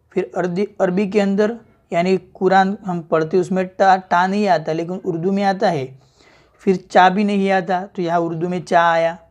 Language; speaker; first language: Hindi; native; Hindi